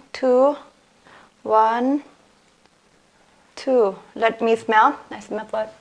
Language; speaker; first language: English; non-native, local second language; Thai